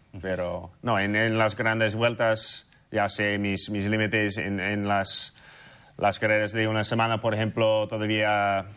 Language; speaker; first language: Spanish; non-native, fluent; English